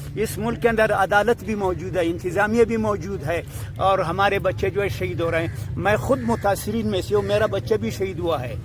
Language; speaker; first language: Urdu; non-native, local second language; Pashto